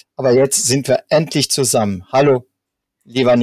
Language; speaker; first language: German; native; German